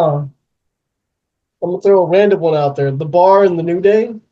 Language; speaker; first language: English; native; English